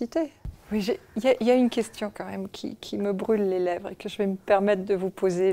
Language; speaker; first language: French; native; French